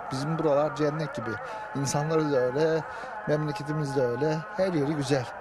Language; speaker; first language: Turkish; early bilingual, heritage; Turkish